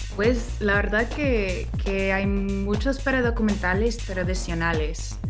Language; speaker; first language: Spanish; non-native, fluent; English